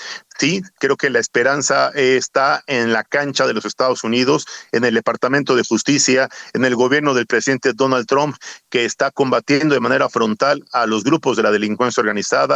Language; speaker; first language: Spanish; native; Spanish